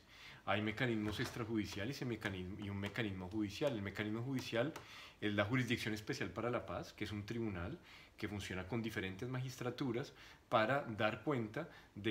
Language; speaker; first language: Spanish; native; Spanish